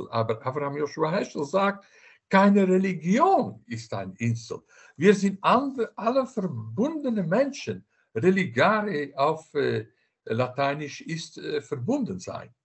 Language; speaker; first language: German; non-native, fluent; Dutch